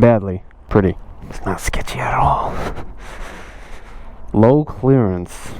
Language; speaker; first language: English; native; English